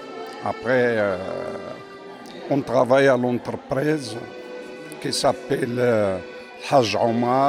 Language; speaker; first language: French; non-native, fluent; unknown